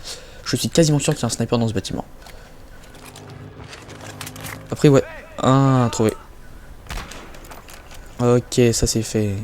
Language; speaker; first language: French; native; French